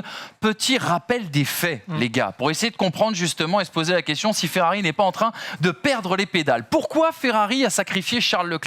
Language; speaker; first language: French; native; French